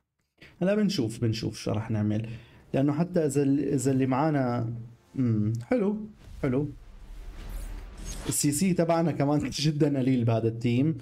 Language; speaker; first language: Arabic; native; Arabic